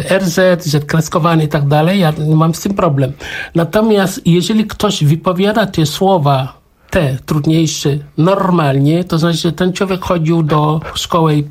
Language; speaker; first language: Polish; non-native, fluent; Wolof